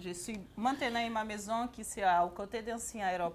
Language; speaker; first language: French; non-native, learner; Portuguese